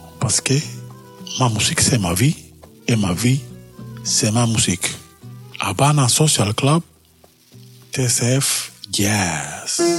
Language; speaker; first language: French; non-native, learner; Spanish